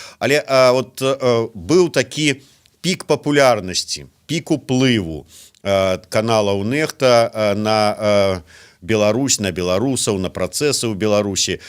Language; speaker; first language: Belarusian; native; Belarusian